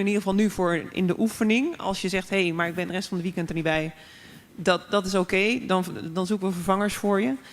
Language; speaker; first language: Dutch; native; Dutch